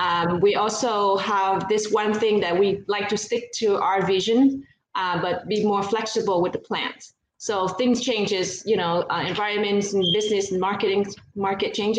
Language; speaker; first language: English; non-native, fluent; Vietnamese